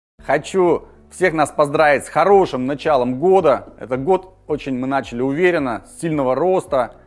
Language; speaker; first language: Russian; native; Russian